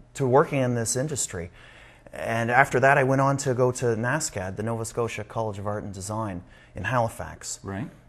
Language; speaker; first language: English; native; English